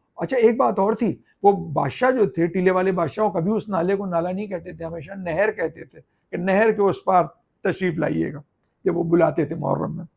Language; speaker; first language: Urdu; native; Urdu